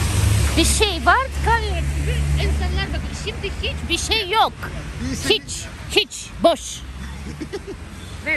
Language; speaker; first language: Turkish; non-native, learner; Russian